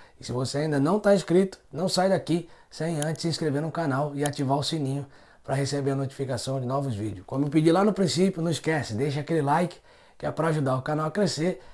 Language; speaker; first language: Portuguese; native; Portuguese